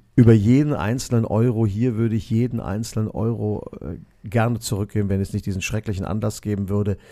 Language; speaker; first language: German; native; German